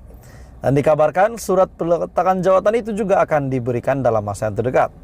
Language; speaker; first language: Malay; native; Malay